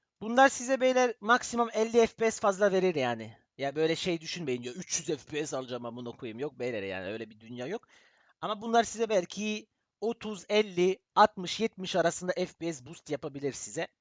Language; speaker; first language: Turkish; early bilingual, heritage; Turkish